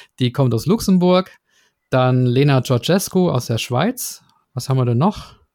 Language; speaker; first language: German; native; German